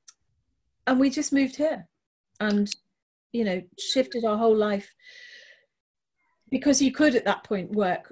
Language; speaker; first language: English; native; English